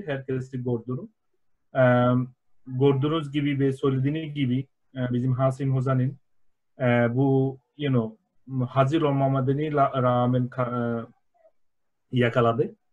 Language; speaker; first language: Turkish; non-native, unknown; Bangla